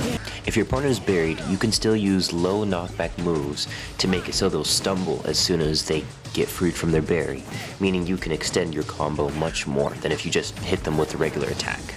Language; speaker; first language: English; native; English